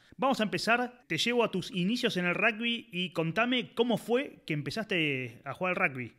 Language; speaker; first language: Spanish; native; Spanish